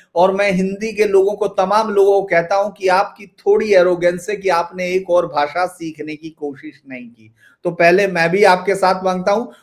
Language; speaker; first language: Hindi; native; Hindi